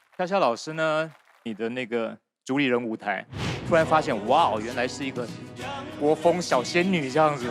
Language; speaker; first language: Chinese; native; Chinese